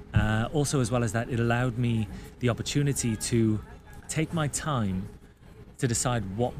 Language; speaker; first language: English; native; English